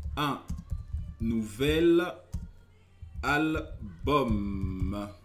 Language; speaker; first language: Portuguese; non-native, fluent; French